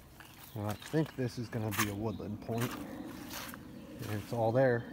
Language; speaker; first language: English; native; English